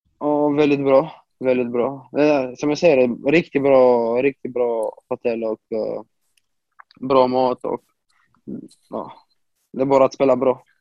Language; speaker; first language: Swedish; non-native, fluent; Romanian